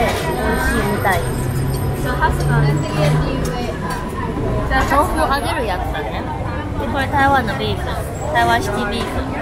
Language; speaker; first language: Japanese; non-native, fluent; Chinese